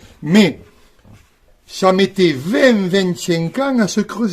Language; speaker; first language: French; native; French